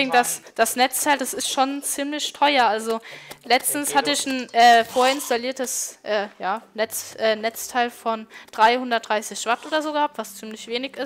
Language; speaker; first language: German; native; German